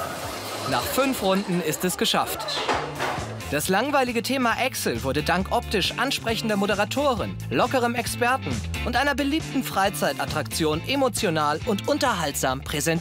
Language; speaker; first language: German; native; German